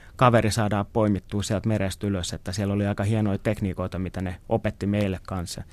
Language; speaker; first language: Finnish; native; Finnish